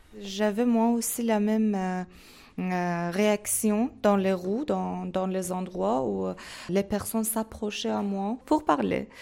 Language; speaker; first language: French; non-native, fluent; Persian